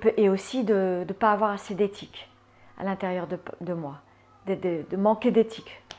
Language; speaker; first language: French; early bilingual, other home language; English